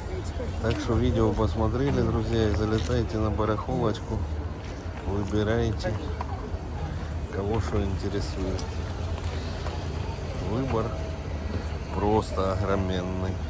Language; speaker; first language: Russian; native; Russian